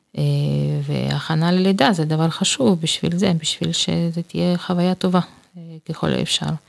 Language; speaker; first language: Hebrew; non-native, fluent; Russian